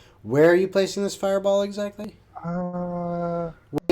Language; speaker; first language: English; native; English